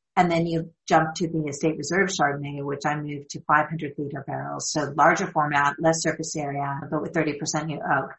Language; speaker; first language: English; native; English